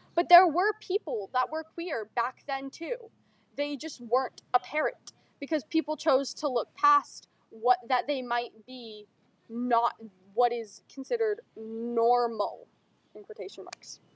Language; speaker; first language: English; native; English